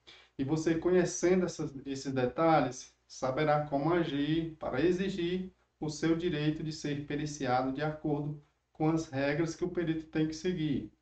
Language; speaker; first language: Portuguese; native; Portuguese